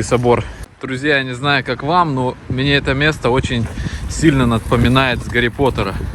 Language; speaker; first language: Russian; native; Russian